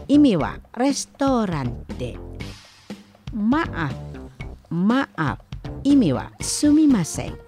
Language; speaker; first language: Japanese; non-native, fluent; Indonesian